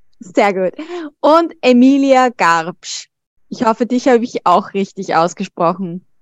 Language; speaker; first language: German; native; German